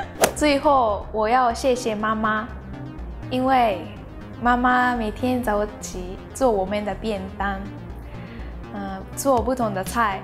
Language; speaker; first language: Chinese; non-native, fluent; Japanese